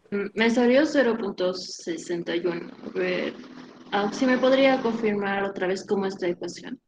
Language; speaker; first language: Spanish; native; Spanish